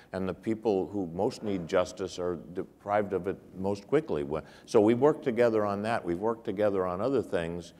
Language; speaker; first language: English; native; English